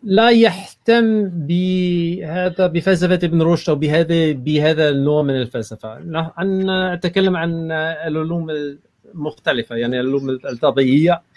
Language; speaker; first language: Arabic; non-native, learner; English